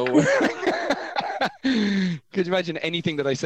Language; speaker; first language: English; native; English